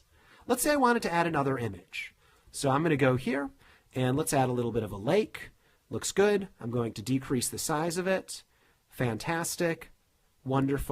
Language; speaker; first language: English; native; English